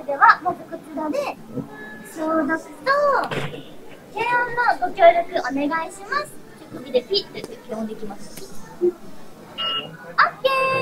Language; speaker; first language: Japanese; native; Japanese